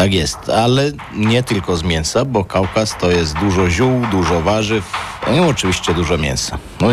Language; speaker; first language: Polish; non-native, fluent; Armenian